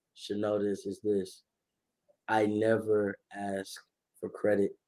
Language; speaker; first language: English; native; English